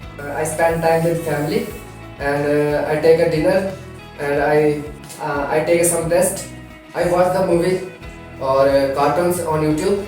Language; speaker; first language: English; non-native, learner; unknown